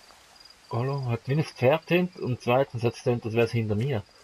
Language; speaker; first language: German; native; German